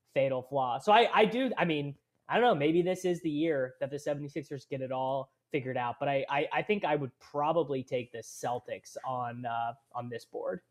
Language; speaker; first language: English; native; English